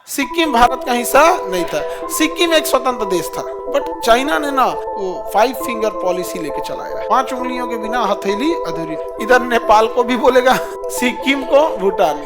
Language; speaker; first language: Hindi; native; Hindi